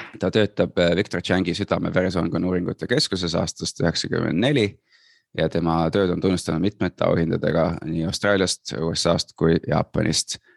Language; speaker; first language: Estonian; native; Estonian